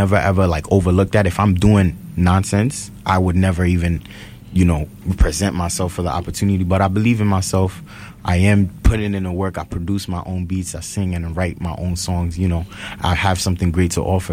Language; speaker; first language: English; native; English